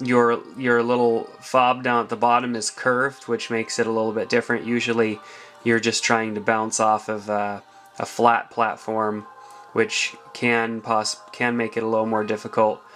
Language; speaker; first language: English; native; English